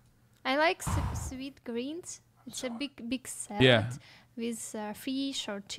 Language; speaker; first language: English; non-native, learner; Russian